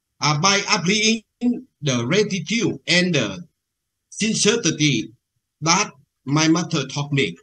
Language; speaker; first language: English; non-native, learner; Vietnamese